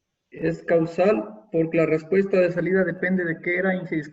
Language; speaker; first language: Spanish; native; Spanish